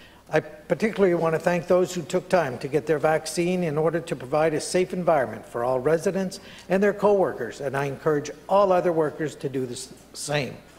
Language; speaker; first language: English; native; English